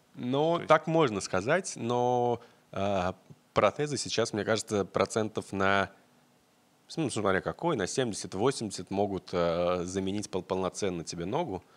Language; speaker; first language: Russian; native; Russian